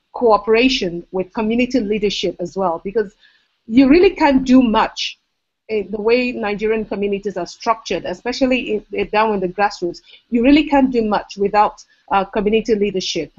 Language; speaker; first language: English; non-native, local second language; Igbo